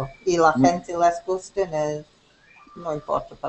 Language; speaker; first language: Spanish; non-native, learner; English